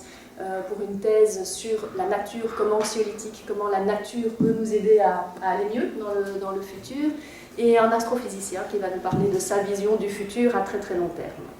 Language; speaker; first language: French; native; French